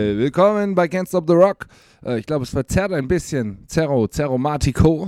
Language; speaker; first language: German; native; German